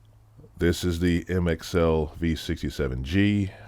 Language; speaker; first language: English; native; English